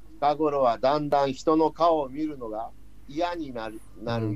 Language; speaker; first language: Japanese; non-native, learner; Chinese